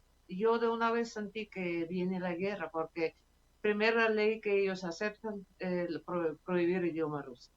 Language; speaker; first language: Spanish; non-native, fluent; Russian